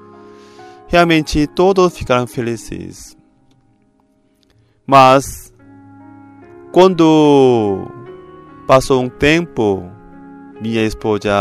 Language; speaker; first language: Portuguese; non-native, fluent; Korean